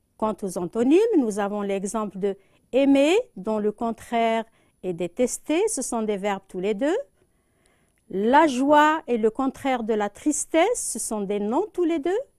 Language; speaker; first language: French; non-native, local second language; Arabic